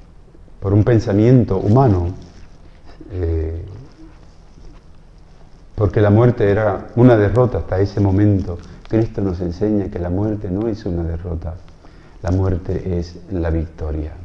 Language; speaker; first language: Spanish; native; Spanish